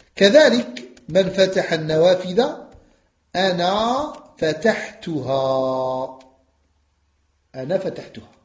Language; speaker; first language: Arabic; non-native, fluent; French